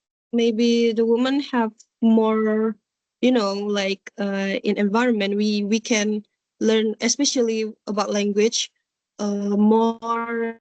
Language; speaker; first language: English; non-native, learner; Indonesian